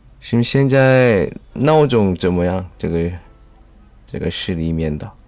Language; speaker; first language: Chinese; non-native, learner; Korean